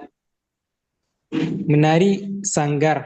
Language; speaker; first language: Indonesian; non-native, learner; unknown